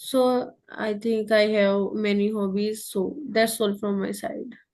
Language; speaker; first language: English; non-native, local second language; Hindi